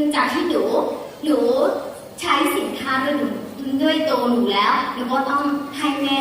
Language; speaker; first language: Thai; non-native, learner; Burmese